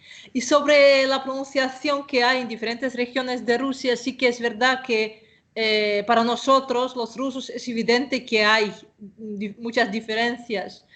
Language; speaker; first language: Spanish; non-native, fluent; Russian